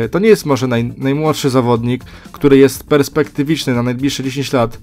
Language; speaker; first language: Polish; native; Polish